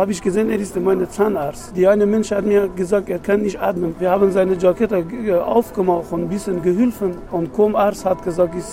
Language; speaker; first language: German; non-native, learner; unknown